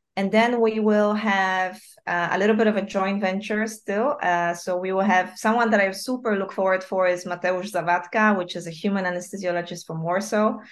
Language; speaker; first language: English; non-native, fluent; Polish